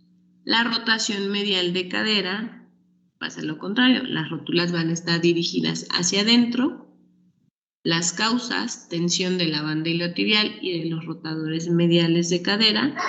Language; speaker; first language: Spanish; native; Spanish